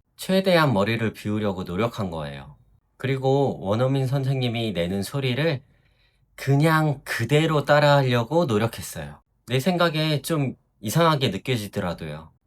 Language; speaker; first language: Korean; native; Korean